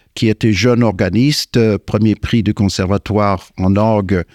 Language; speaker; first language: French; non-native, fluent; English